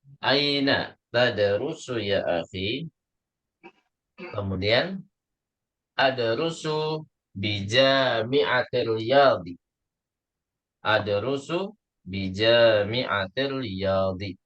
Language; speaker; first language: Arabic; non-native, fluent; Indonesian